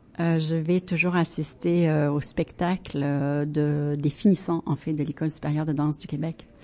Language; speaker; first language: French; native; French